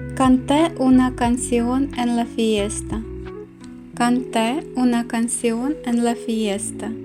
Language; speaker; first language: Spanish; non-native, fluent; Ukrainian